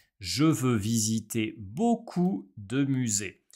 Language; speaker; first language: French; non-native, fluent; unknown